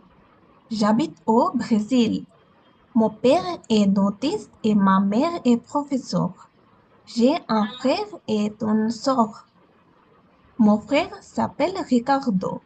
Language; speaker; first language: French; non-native, learner; Bangla